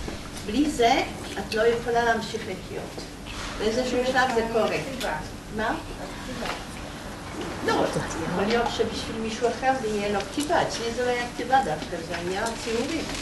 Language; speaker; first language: Hebrew; non-native, fluent; Polish